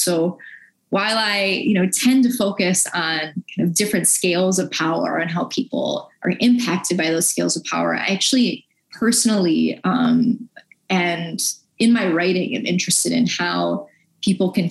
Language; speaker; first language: English; native; English